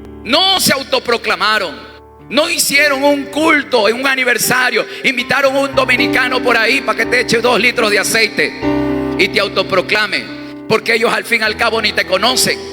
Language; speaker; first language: Spanish; native; Spanish